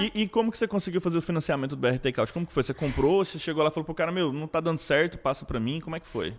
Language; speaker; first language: Portuguese; native; Portuguese